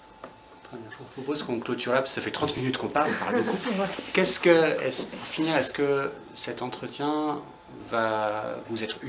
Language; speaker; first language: French; native; French